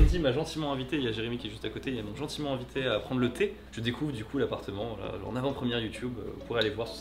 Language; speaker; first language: French; native; French